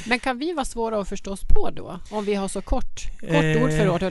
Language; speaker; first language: Swedish; native; Swedish